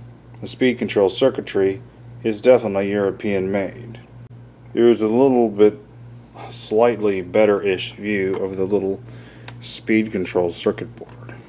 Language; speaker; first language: English; native; English